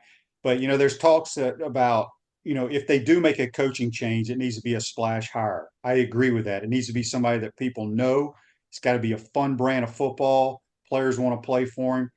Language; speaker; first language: English; native; English